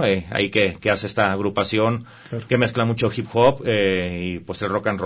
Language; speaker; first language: Spanish; native; Spanish